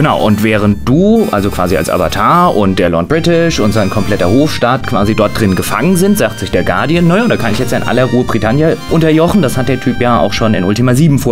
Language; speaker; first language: German; native; German